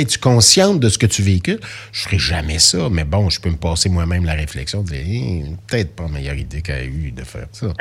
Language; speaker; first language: French; native; French